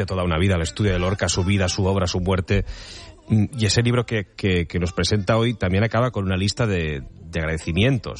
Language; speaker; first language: Spanish; non-native, local second language; Catalan